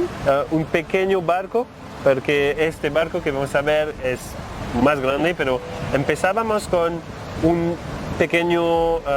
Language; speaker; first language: Spanish; non-native, learner; French